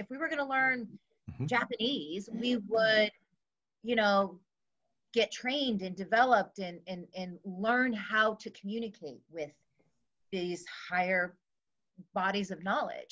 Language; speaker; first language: English; native; English